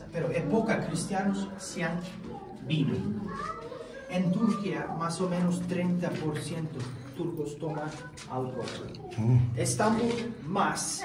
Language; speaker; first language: Spanish; non-native, fluent; Turkish